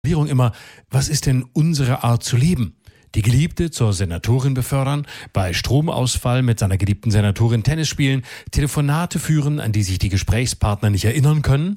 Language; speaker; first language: German; native; German